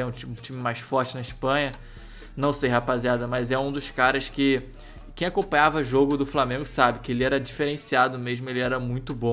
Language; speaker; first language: Portuguese; native; Portuguese